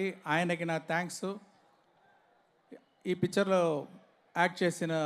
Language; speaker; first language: Telugu; non-native, learner; Tamil